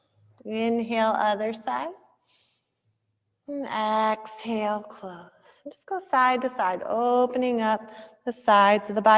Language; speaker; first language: English; native; English